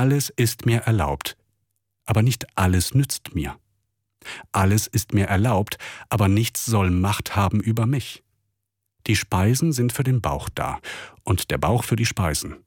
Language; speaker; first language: German; native; German